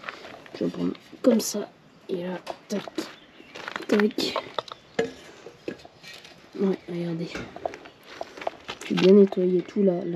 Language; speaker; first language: French; native; French